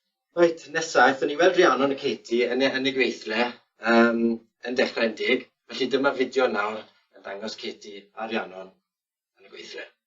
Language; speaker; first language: Welsh; native; Welsh